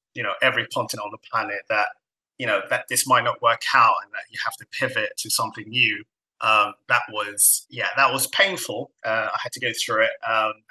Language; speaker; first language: English; non-native, fluent; Somali